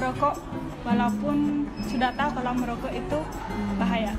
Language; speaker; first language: Indonesian; non-native, fluent; Khmer